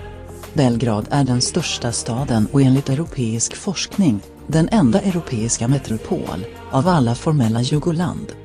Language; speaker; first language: Swedish; non-native, learner; Croatian